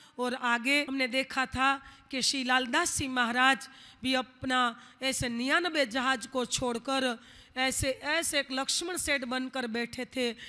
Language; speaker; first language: Hindi; non-native, local second language; Gujarati